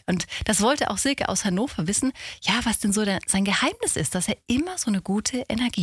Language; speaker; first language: German; native; German